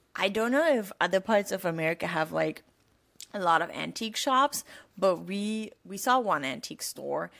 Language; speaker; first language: English; non-native, fluent; German